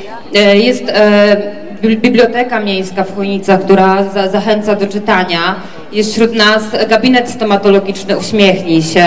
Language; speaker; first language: Polish; native; Polish